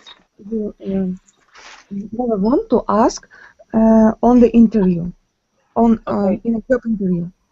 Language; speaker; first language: English; non-native, learner; Ukrainian